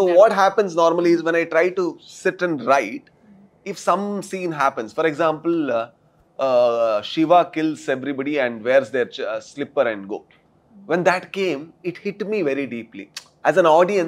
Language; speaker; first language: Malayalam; non-native, learner; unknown